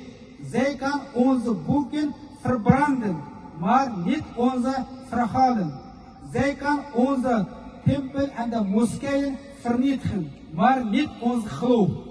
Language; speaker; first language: Dutch; non-native, fluent; Uyghur